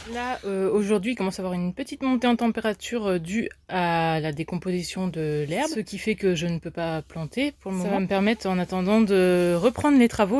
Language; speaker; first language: French; native; French